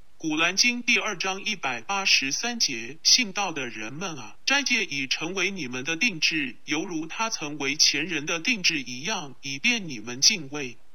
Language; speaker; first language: Chinese; non-native, local second language; Cantonese